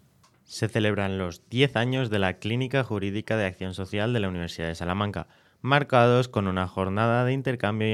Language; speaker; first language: Spanish; native; Spanish